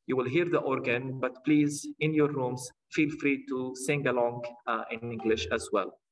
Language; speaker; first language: English; non-native, fluent; Arabic